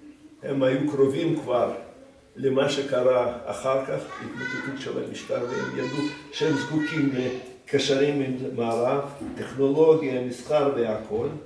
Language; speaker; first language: Hebrew; non-native, fluent; Russian